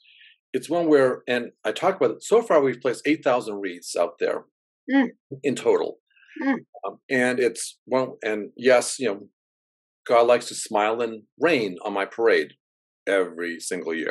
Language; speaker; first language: English; native; English